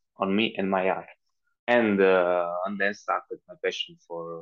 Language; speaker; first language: English; non-native, fluent; Italian